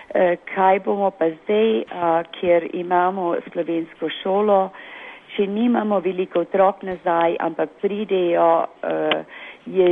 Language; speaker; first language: Slovenian; early bilingual, heritage; Slovenian